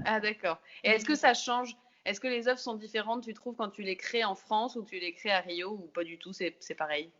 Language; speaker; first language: French; native; French